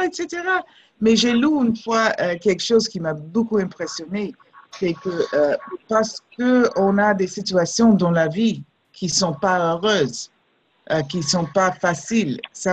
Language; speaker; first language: French; non-native, fluent; English